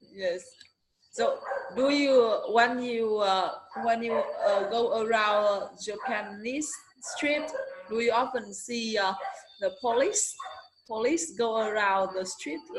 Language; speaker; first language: English; non-native, learner; Vietnamese